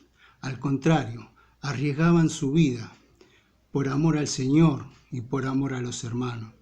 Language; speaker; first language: Spanish; native; Spanish